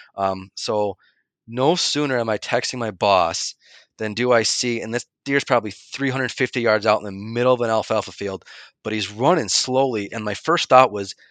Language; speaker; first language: English; native; English